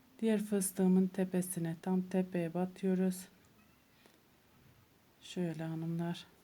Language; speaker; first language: Turkish; native; Turkish